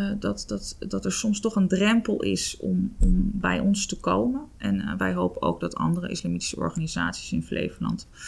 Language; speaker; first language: Dutch; native; Dutch